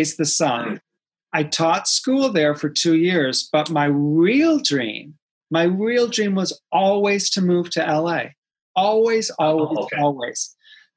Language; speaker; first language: English; native; English